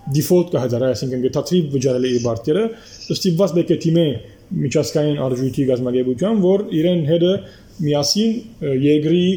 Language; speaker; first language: Armenian; early bilingual, heritage; Armenian